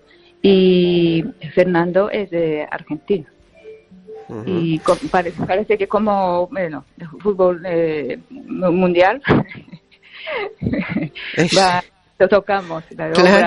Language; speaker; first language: Spanish; non-native, fluent; Japanese